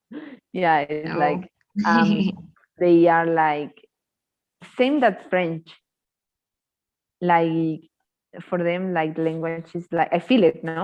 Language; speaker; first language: English; non-native, fluent; Spanish